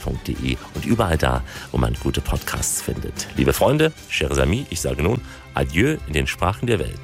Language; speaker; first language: German; native; German